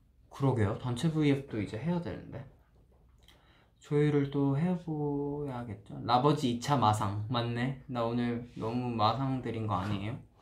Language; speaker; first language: Korean; early bilingual, heritage; Korean